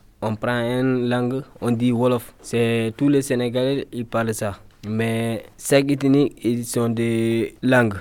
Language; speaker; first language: French; non-native, local second language; Fula